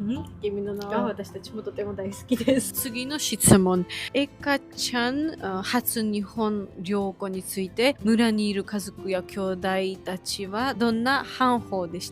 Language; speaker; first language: Japanese; non-native, learner; Georgian